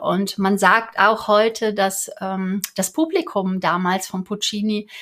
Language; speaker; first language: German; native; German